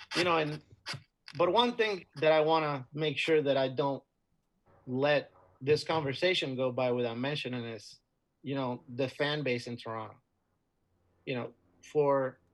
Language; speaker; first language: English; non-native, fluent; Spanish